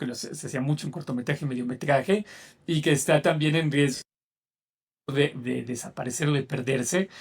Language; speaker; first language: Spanish; native; Spanish